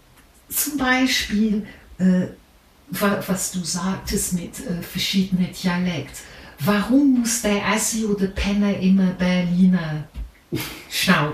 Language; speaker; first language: German; non-native, fluent; English